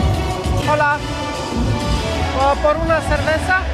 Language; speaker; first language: Spanish; non-native, learner; Romanian